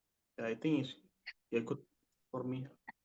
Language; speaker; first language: English; non-native, learner; Indonesian